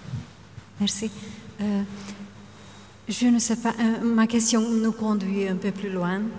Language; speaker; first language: French; non-native, fluent; Hungarian